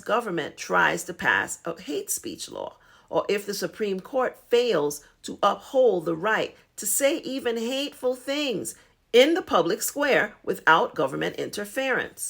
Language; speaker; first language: English; native; English